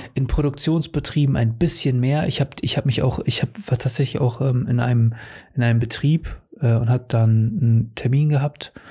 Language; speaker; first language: German; early bilingual, other home language; Portuguese